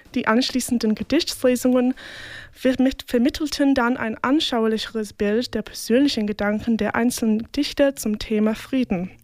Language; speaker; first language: German; non-native, fluent; English